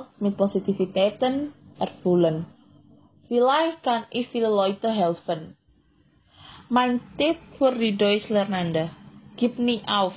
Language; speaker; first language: German; non-native, learner; Indonesian